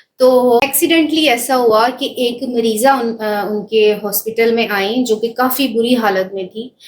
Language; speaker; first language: Urdu; non-native, local second language; Punjabi